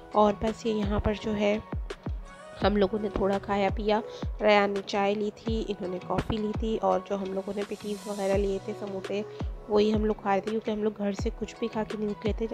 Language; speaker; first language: Urdu; native; Urdu